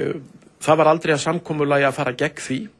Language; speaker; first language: Icelandic; native; Icelandic